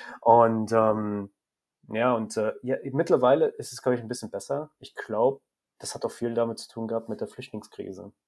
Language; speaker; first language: German; native; German